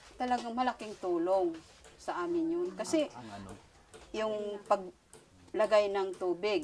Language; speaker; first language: Filipino; non-native, local second language; Waray